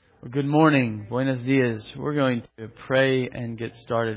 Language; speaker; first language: English; native; English